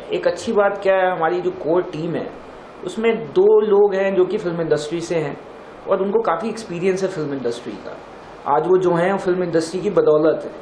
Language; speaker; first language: Hindi; native; Hindi